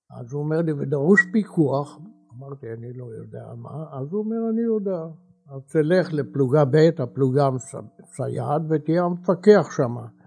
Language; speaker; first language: Hebrew; native; Hebrew